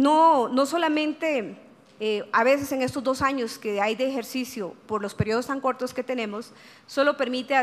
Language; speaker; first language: Spanish; native; Spanish